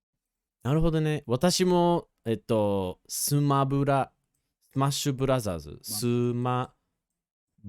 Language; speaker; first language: Japanese; non-native, fluent; English